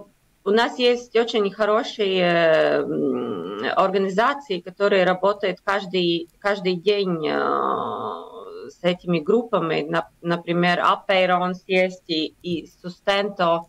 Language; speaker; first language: Russian; non-native, local second language; Latvian